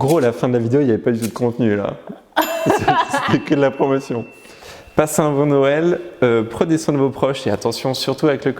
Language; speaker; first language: French; native; French